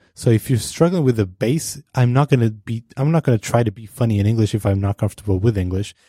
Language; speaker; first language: English; non-native, fluent; Portuguese